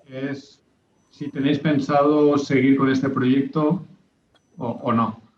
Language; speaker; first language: Spanish; non-native, learner; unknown